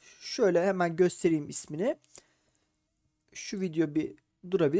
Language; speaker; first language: Turkish; native; Turkish